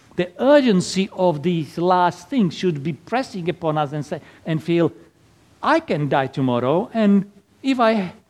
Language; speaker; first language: English; non-native, fluent; Slovak